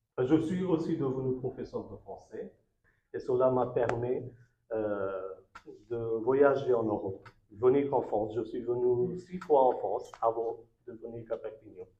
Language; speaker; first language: French; non-native, fluent; Bangla